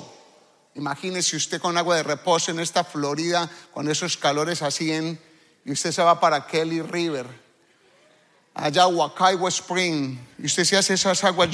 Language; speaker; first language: Spanish; native; Spanish